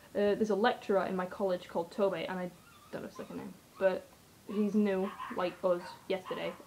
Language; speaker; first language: English; native; English